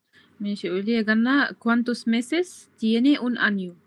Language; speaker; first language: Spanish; non-native, fluent; Arabic